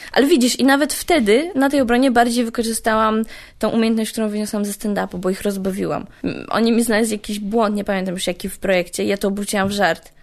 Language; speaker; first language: Polish; native; Polish